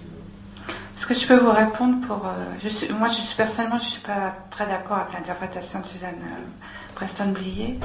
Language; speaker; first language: French; native; French